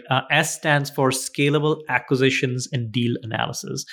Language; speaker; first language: English; non-native, local second language; Gujarati